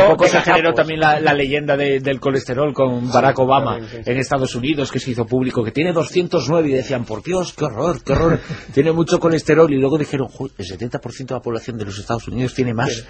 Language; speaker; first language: Spanish; native; Spanish